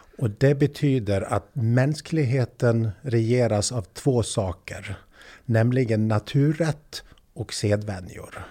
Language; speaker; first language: Swedish; native; Swedish